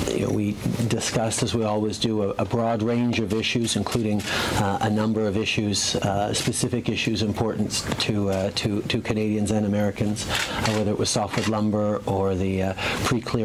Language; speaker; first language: English; early bilingual, other home language; French